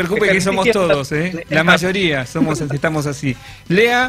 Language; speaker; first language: Spanish; native; Spanish